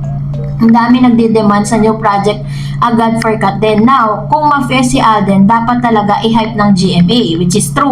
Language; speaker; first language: Filipino; native; Filipino